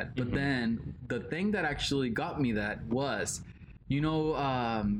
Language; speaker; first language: English; non-native, fluent; Spanish